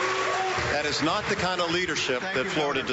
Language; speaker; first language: English; native; English